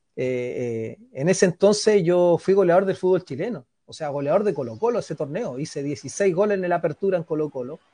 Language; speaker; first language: Spanish; native; Spanish